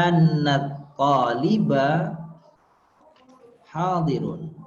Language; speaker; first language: Arabic; non-native, fluent; Indonesian